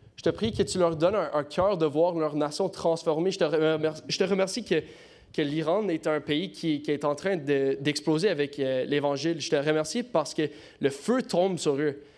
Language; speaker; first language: French; non-native, local second language; English